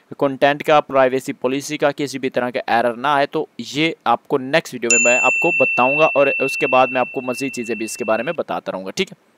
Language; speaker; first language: Urdu; non-native, local second language; Punjabi